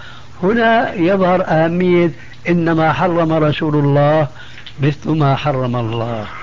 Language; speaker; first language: Arabic; early bilingual, other home language; Albanian